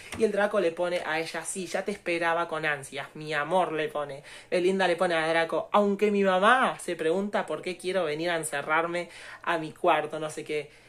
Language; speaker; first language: Spanish; native; Spanish